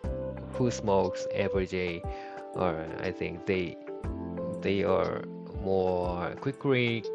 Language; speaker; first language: English; non-native, learner; Japanese